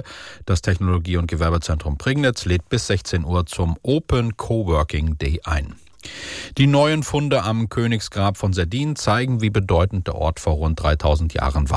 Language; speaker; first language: German; native; German